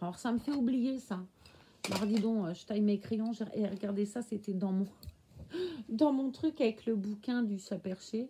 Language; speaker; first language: French; native; French